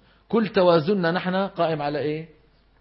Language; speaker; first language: Arabic; native; Arabic